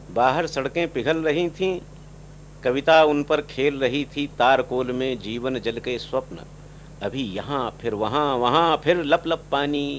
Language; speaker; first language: Hindi; native; Hindi